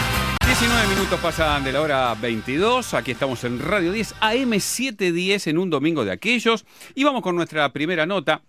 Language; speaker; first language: Spanish; native; Spanish